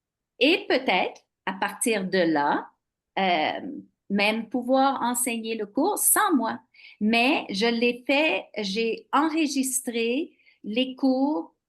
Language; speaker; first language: French; non-native, local second language; English